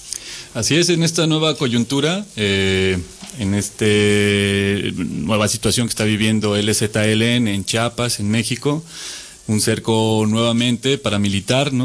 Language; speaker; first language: Spanish; native; Spanish